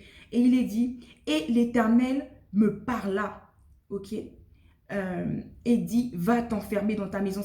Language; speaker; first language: French; native; French